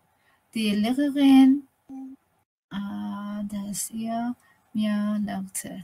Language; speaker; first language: German; non-native, learner; Persian